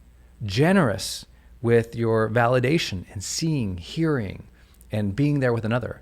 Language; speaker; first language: English; native; English